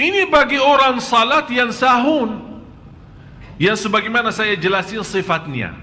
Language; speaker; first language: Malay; non-native, fluent; Arabic